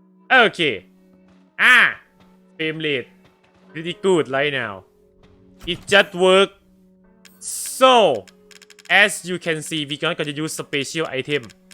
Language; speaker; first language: English; non-native, learner; Thai